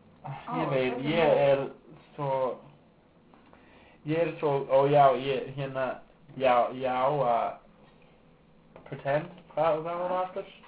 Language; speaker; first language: Icelandic; non-native, learner; English